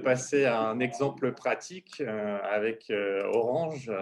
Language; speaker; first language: French; native; French